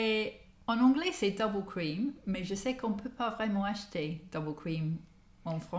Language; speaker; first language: French; non-native, learner; English